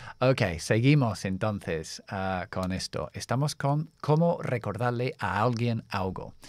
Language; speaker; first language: Spanish; non-native, fluent; English